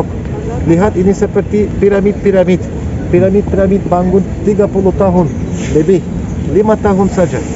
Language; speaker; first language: Indonesian; non-native, learner; Turkish